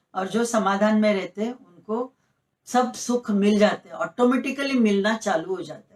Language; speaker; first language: Hindi; non-native, local second language; Marathi